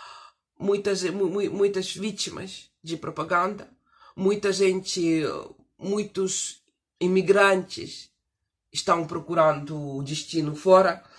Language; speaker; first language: Portuguese; non-native, fluent; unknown